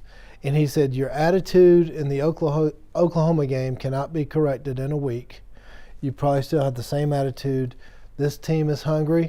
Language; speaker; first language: English; native; English